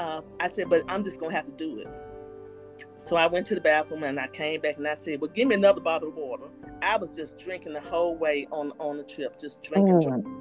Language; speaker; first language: English; native; English